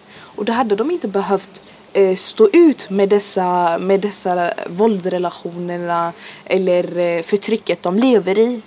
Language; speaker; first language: Swedish; early bilingual, other home language; Arabic